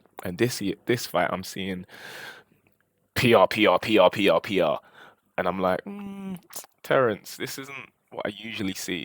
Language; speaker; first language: English; native; English